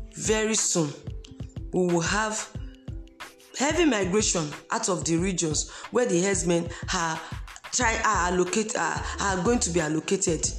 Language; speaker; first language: English; non-native, local second language; Esan